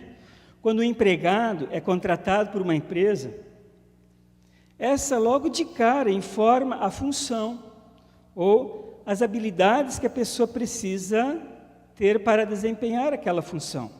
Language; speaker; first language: Portuguese; native; Portuguese